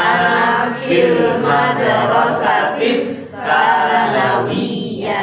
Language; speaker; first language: Arabic; non-native, learner; Indonesian